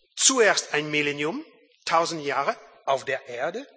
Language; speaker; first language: German; non-native, learner; French